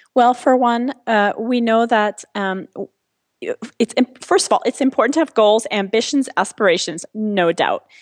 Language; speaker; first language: English; non-native, fluent; French